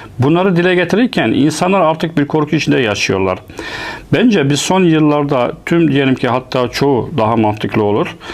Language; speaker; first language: Turkish; non-native, fluent; Arabic